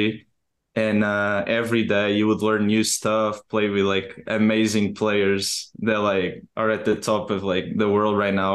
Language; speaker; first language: English; non-native, fluent; Portuguese